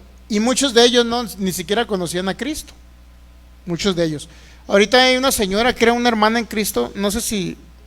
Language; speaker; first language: Spanish; native; Spanish